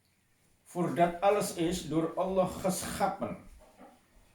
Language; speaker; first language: Dutch; non-native, fluent; Indonesian